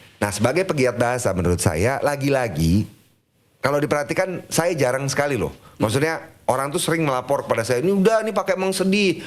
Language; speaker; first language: Indonesian; native; Indonesian